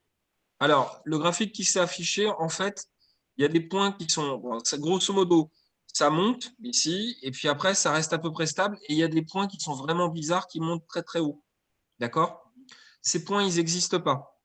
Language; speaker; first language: French; native; French